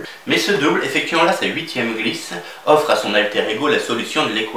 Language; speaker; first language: French; native; French